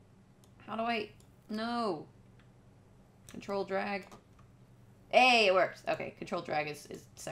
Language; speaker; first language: English; native; English